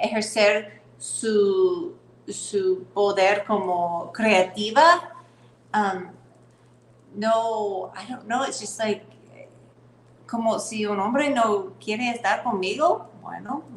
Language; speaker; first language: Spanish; non-native, fluent; English